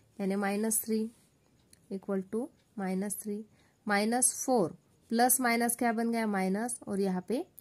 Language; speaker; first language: Hindi; non-native, local second language; Marathi